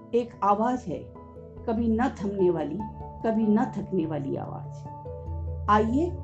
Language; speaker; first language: Hindi; native; Hindi